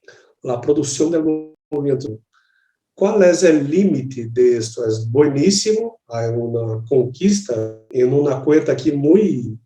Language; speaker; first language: Spanish; non-native, learner; Portuguese